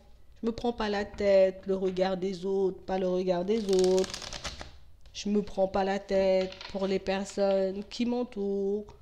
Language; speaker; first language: French; native; French